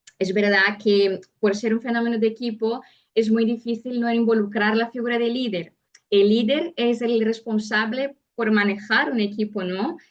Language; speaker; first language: Spanish; non-native, fluent; Portuguese